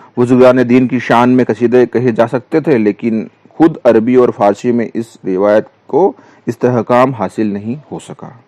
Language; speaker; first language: Urdu; native; Urdu